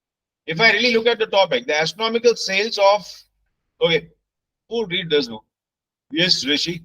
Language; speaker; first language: English; non-native, local second language; Hindi